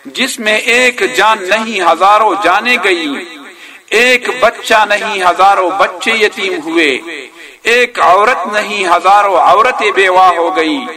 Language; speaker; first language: Urdu; non-native, local second language; Pashto